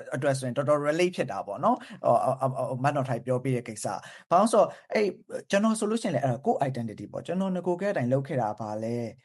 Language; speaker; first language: Burmese; native; Burmese